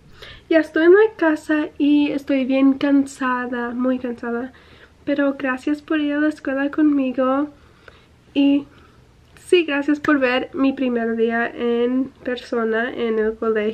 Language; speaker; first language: Spanish; early bilingual, heritage; English